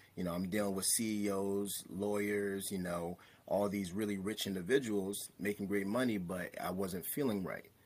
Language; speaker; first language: English; native; English